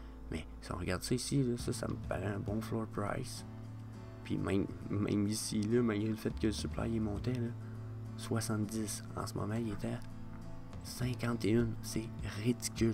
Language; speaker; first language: French; native; French